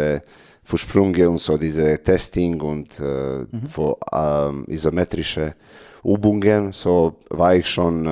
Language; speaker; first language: German; non-native, learner; Serbian